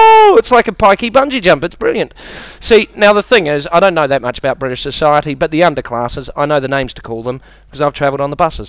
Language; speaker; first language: English; native; English